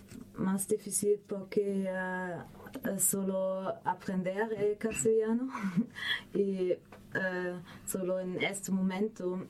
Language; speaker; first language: Spanish; non-native, learner; German